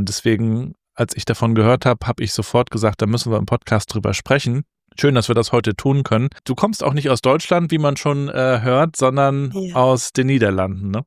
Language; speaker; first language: German; native; German